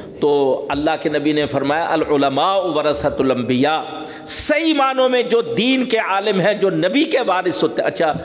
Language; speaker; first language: Urdu; native; Urdu